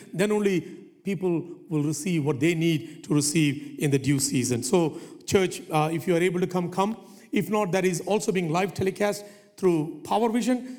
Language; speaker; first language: English; non-native, local second language; Malayalam